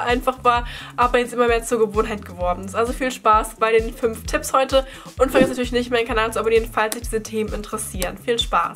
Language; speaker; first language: German; native; German